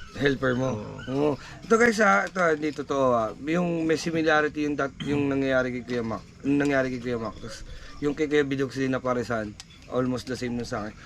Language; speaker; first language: Filipino; non-native, local second language; Waray